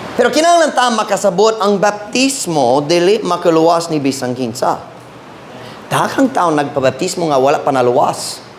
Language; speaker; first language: Cebuano; non-native, fluent; English